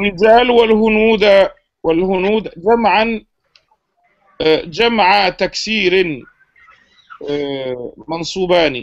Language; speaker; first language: Arabic; non-native, fluent; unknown